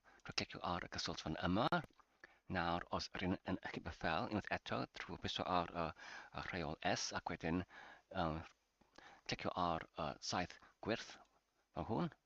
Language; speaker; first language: Welsh; non-native, learner; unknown